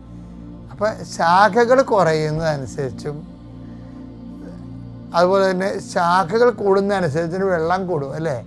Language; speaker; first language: Malayalam; native; Malayalam